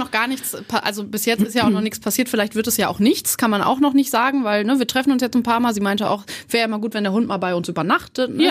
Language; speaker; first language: German; native; German